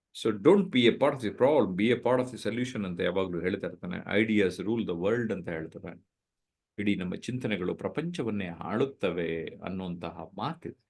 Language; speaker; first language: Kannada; native; Kannada